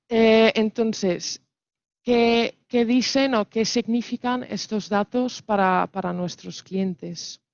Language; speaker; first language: Spanish; non-native, fluent; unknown